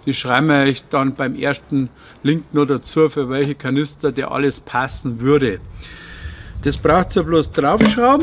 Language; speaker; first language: German; native; German